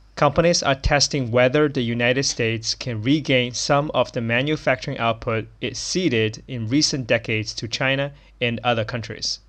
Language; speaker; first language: English; non-native, fluent; Chinese